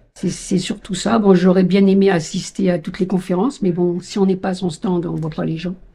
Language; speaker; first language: French; native; French